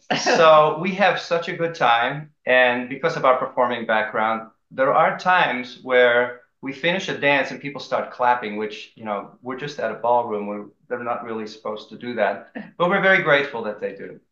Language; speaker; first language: English; early bilingual, other home language; Dutch